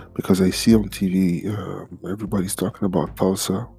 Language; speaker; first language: English; non-native, fluent; French